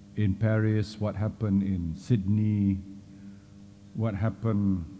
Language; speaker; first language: English; non-native, local second language; Malay